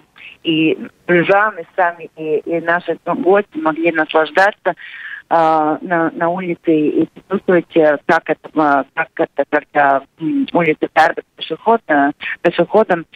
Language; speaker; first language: Russian; non-native, local second language; Latvian